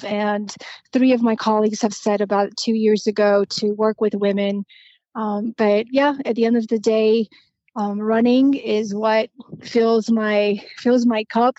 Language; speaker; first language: English; non-native, fluent; Romanian